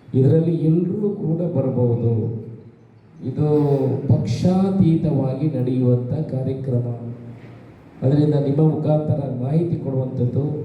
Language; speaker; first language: Kannada; non-native, local second language; Tulu